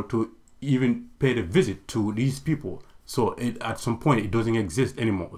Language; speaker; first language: English; non-native, local second language; Mandingo